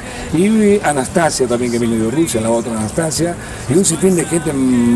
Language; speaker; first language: Spanish; native; Spanish